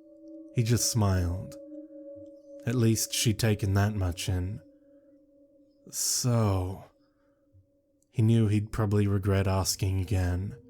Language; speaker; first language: English; native; English